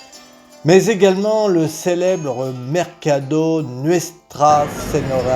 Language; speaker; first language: French; native; French